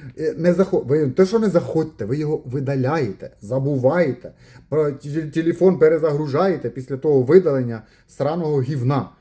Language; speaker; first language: Ukrainian; non-native, local second language; Russian